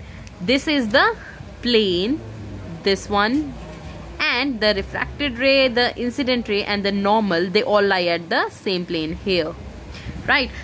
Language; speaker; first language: English; non-native, local second language; Hindi